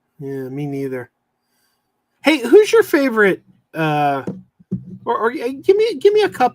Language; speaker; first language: English; native; English